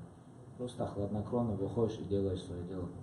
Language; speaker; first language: Russian; non-native, local second language; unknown